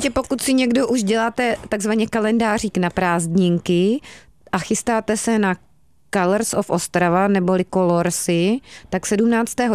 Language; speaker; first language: Czech; native; Czech